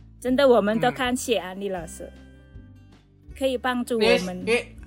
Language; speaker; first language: Chinese; non-native, learner; Indonesian